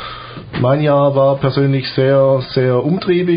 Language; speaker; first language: German; native; German